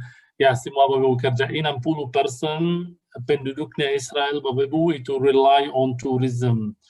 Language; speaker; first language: Indonesian; non-native, fluent; Arabic